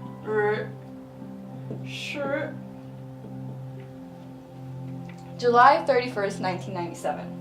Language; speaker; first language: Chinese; non-native, learner; English